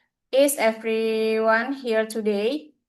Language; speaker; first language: English; non-native, learner; Indonesian